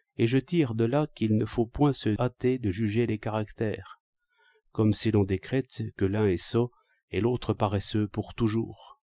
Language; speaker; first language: French; native; French